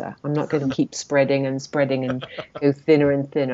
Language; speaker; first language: English; native; English